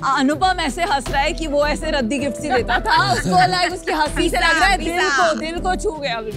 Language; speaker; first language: Hindi; native; Hindi